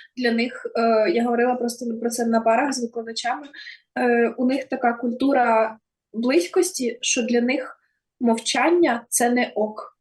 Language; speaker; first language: Ukrainian; native; Ukrainian